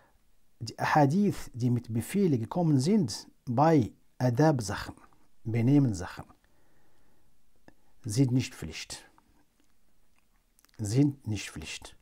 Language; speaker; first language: German; non-native, fluent; Arabic